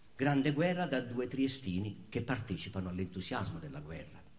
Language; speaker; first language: Italian; native; Italian